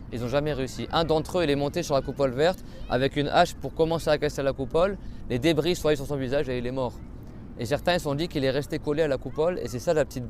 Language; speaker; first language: French; native; French